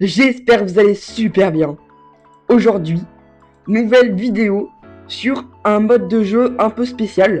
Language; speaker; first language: French; native; French